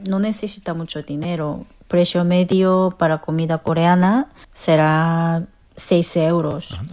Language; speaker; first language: Spanish; non-native, fluent; Korean